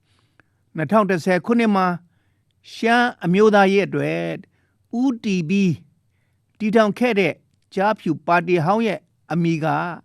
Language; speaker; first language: Burmese; non-native, local second language; Shan